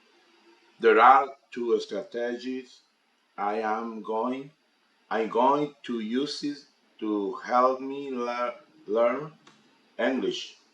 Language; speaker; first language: English; non-native, learner; Spanish